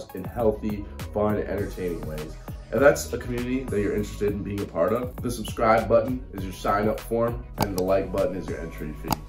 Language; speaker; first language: English; native; English